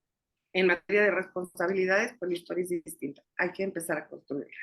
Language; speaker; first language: Spanish; native; Spanish